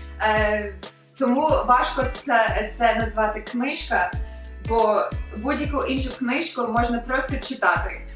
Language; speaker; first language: Ukrainian; early bilingual, other home language; English